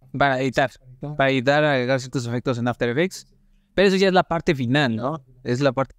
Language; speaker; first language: Spanish; native; Spanish